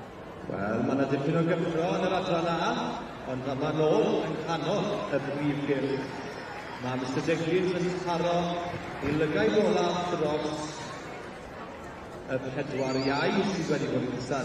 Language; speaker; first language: Welsh; native; Welsh